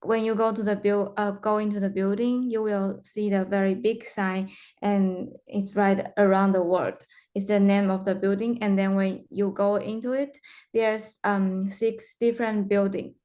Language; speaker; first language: English; non-native, fluent; Chinese